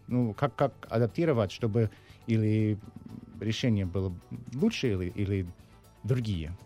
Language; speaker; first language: Russian; non-native, learner; English